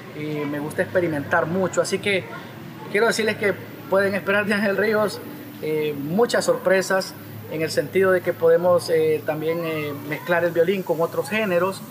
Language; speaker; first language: Spanish; native; Spanish